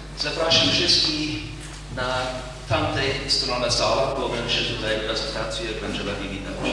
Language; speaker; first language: Polish; non-native, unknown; English